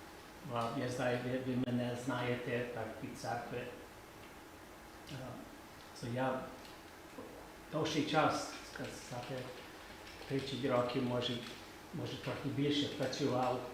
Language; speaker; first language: Ukrainian; early bilingual, heritage; Ukrainian